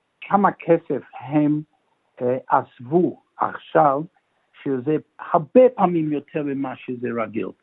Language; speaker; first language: Hebrew; non-native, fluent; English